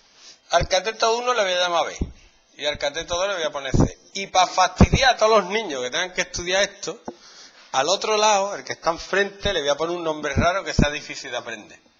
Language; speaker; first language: Spanish; native; Spanish